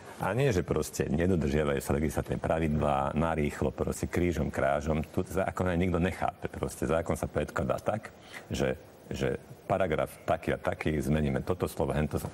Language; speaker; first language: Slovak; non-native, local second language; Hungarian